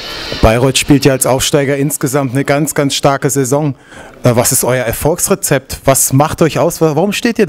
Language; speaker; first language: German; native; German